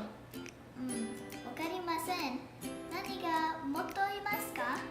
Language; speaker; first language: Japanese; non-native, learner; English